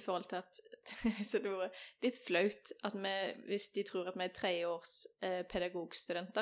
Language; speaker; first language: Norwegian; native; Norwegian